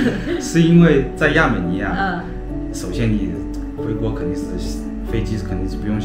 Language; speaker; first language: Chinese; native; Chinese